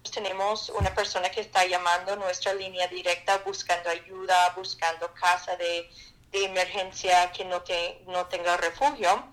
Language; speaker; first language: Spanish; non-native, fluent; English